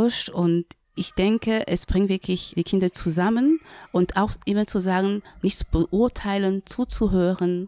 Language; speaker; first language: German; non-native, fluent; French